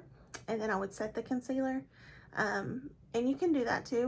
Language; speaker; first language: English; native; English